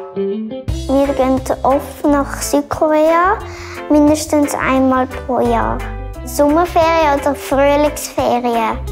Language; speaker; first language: German; early bilingual, other home language; Korean